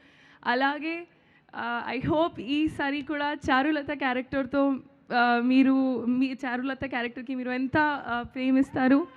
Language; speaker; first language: Telugu; non-native, local second language; Hindi